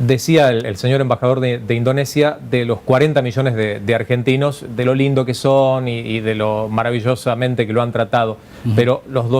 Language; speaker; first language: Spanish; native; Spanish